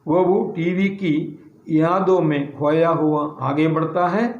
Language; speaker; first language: Hindi; non-native, local second language; Malayalam